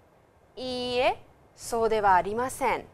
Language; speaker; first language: Japanese; non-native, fluent; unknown